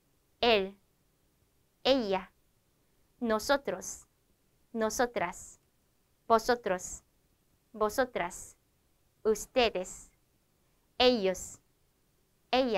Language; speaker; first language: Spanish; non-native, fluent; Korean